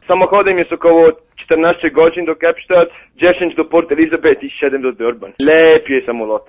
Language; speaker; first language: Polish; non-native, learner; Italian